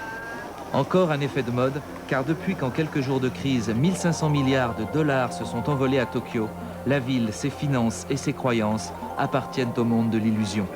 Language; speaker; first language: French; native; French